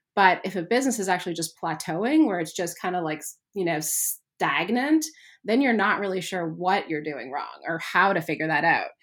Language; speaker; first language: English; native; English